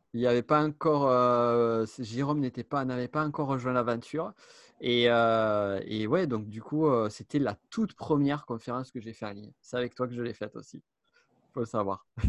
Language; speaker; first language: French; native; French